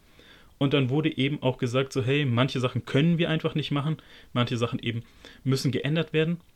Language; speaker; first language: German; native; German